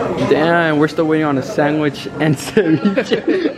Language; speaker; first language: English; early bilingual, other home language; Spanish